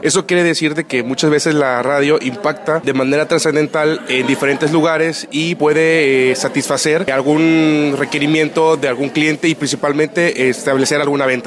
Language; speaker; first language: Spanish; native; Spanish